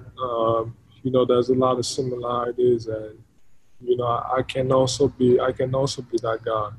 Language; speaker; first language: English; non-native, local second language; French